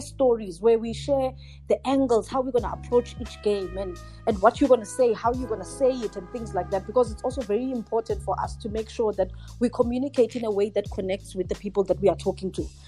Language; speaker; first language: English; non-native, local second language; Zulu